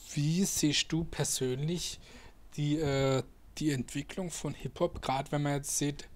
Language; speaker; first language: German; native; German